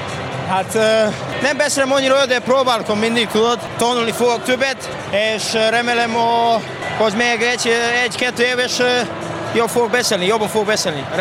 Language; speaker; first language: Hungarian; non-native, learner; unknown